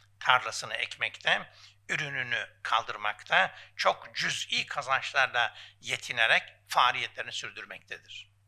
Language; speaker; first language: Turkish; native; Turkish